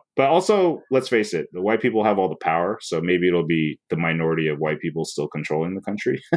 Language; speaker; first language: English; native; English